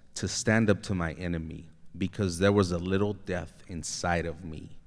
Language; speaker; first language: English; native; English